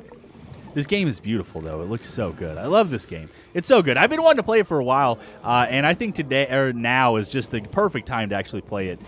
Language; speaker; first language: English; native; English